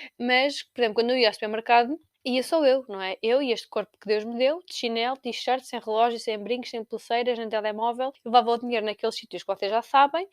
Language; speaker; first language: Portuguese; native; Portuguese